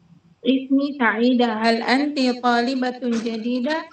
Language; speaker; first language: Arabic; non-native, learner; Indonesian